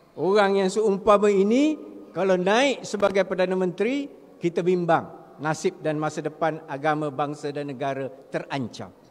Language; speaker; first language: Malay; native; Malay